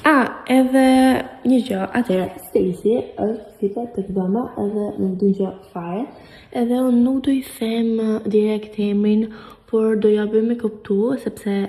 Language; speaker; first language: Albanian; early bilingual, heritage; Albanian